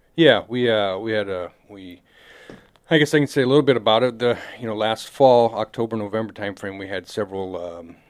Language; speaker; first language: English; native; English